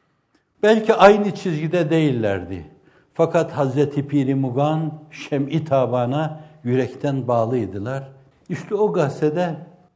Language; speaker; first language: Turkish; native; Turkish